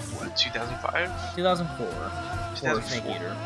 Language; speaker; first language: English; native; English